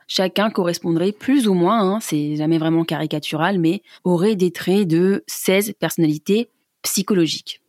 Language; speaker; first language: French; native; French